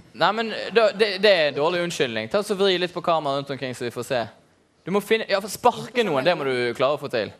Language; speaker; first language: Norwegian; native; Norwegian